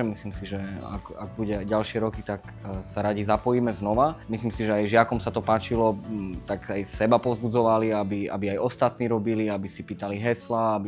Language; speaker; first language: Slovak; native; Slovak